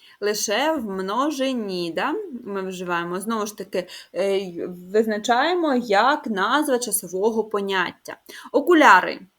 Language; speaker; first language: Ukrainian; native; Ukrainian